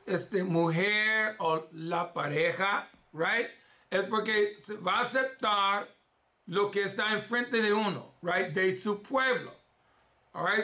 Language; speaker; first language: Spanish; early bilingual, heritage; English